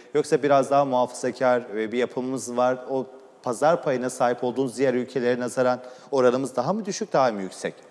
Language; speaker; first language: Turkish; native; Turkish